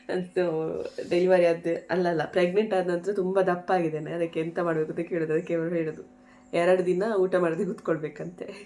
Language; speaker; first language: Kannada; non-native, local second language; Tulu